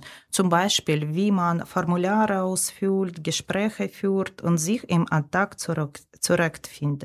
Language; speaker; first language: German; non-native, learner; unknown